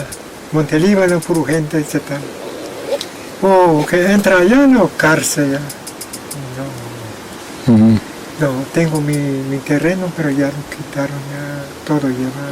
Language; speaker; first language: Spanish; non-native, local second language; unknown